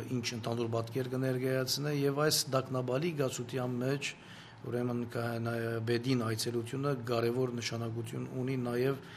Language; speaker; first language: Armenian; native; Armenian